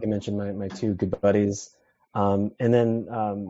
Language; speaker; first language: English; native; English